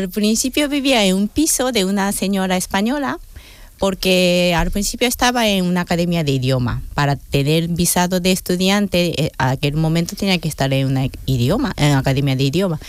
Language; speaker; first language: Spanish; non-native, fluent; Japanese